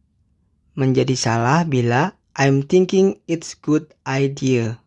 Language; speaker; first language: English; non-native, fluent; Indonesian